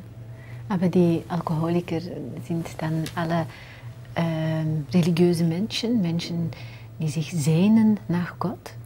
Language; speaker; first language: German; non-native, fluent; Dutch